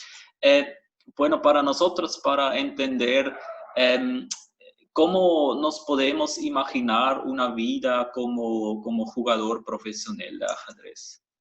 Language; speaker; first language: Spanish; non-native, fluent; German